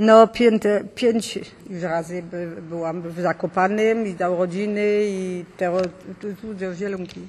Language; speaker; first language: Polish; early bilingual, heritage; Polish